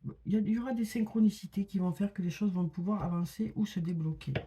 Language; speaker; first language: French; native; French